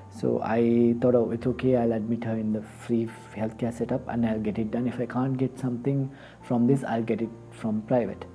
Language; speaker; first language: English; non-native, local second language; Sinhala